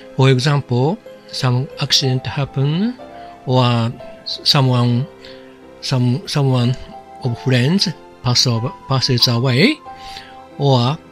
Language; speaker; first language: English; non-native, fluent; Japanese